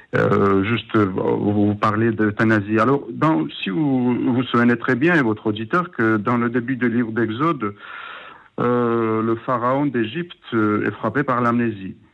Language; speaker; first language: French; non-native, fluent; Georgian